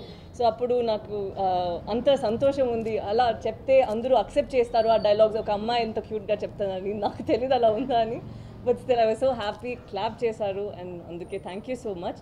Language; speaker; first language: Telugu; non-native, fluent; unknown